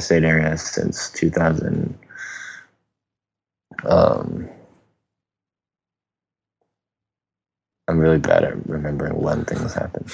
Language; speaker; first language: English; non-native, local second language; Cantonese